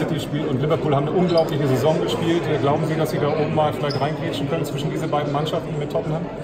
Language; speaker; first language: German; native; German